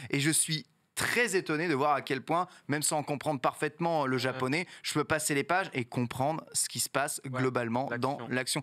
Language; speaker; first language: French; native; French